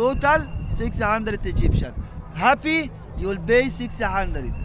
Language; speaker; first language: English; non-native, learner; Arabic